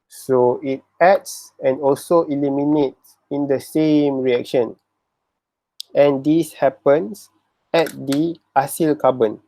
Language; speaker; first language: English; non-native, local second language; Malay